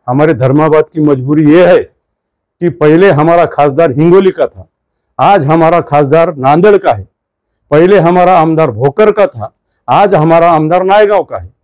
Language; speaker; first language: Hindi; non-native, local second language; Marathi